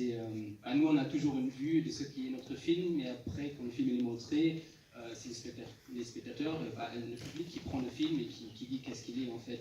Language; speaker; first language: French; non-native, fluent; Luxembourgish